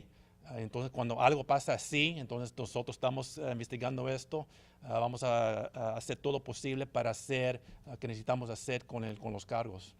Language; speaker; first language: Spanish; early bilingual, heritage; Spanish